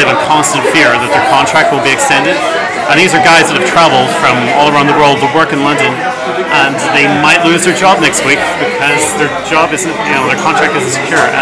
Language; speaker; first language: English; native; English